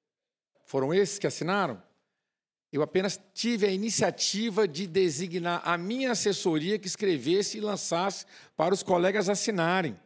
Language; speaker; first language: Portuguese; native; Portuguese